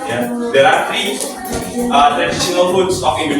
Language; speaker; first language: English; non-native, fluent; Indonesian